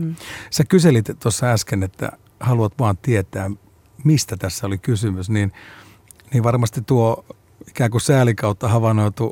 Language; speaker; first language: Finnish; native; Finnish